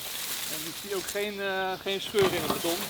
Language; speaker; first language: Dutch; native; Dutch